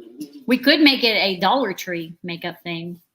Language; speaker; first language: English; native; English